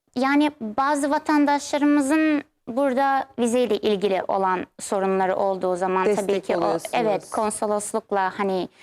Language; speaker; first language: Turkish; non-native, fluent; Turkmen